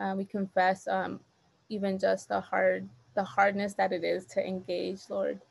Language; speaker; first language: English; native; English